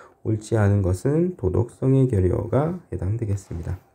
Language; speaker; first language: Korean; native; Korean